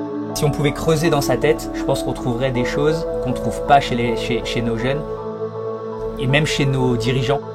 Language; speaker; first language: French; native; French